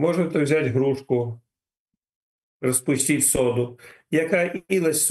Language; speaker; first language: Polish; non-native, learner; Ukrainian